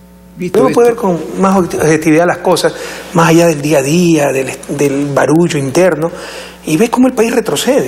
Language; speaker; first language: Spanish; native; Spanish